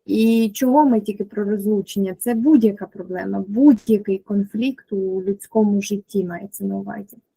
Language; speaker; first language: Ukrainian; native; Ukrainian